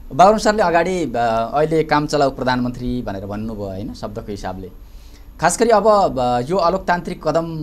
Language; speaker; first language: Nepali; native; Nepali